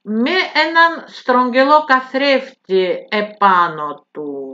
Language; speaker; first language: Greek; non-native, fluent; Russian